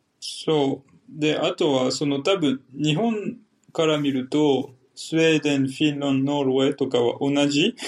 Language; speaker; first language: Japanese; non-native, fluent; French